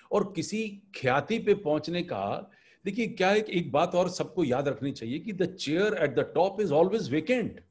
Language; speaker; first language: Hindi; native; Hindi